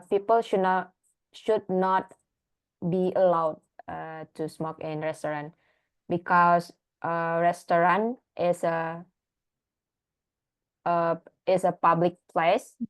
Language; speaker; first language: English; non-native, learner; Indonesian